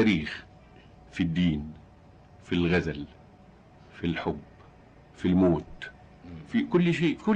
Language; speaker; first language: Arabic; native; Arabic